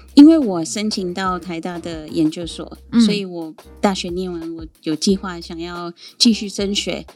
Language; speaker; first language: Chinese; non-native, fluent; Sindhi